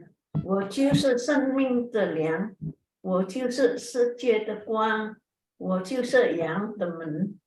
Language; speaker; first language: Chinese; non-native, learner; Indonesian